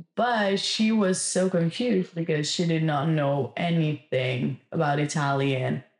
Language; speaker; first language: English; non-native, fluent; Italian